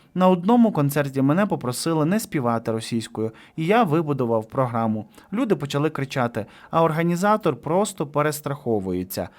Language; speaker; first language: Ukrainian; native; Ukrainian